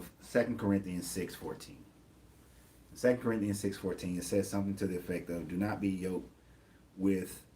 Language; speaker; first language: English; native; English